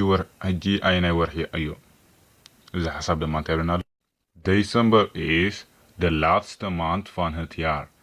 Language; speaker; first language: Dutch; non-native, fluent; Tigrinya